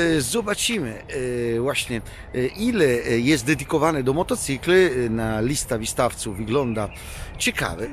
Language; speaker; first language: Polish; non-native, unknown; Italian